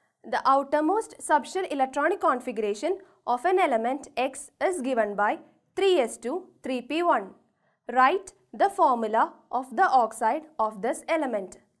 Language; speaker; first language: English; non-native, local second language; Malayalam